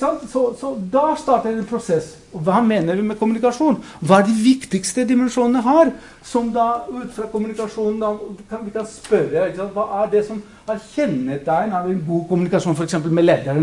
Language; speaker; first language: Norwegian; non-native, fluent; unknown